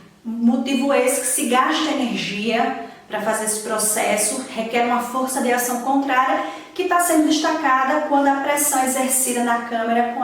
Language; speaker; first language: Portuguese; native; Portuguese